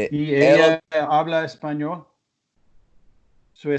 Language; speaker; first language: Spanish; non-native, learner; English